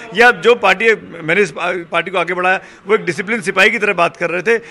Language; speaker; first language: Hindi; native; Hindi